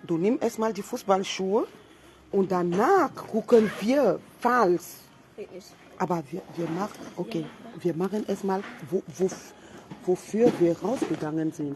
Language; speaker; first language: German; non-native, fluent; French